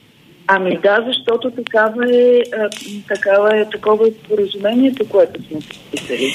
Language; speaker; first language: Bulgarian; native; Bulgarian